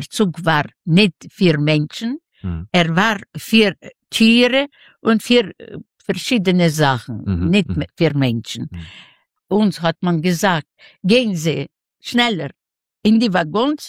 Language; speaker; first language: German; non-native, learner; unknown